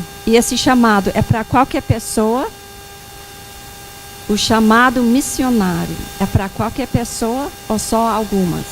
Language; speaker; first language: Portuguese; non-native, fluent; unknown